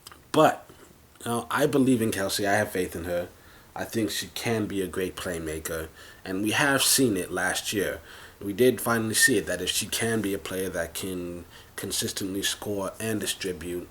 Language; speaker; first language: English; native; English